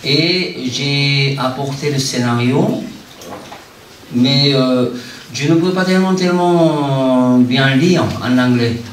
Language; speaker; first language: French; non-native, fluent; Japanese